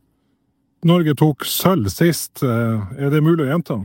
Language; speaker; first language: Norwegian; native; Norwegian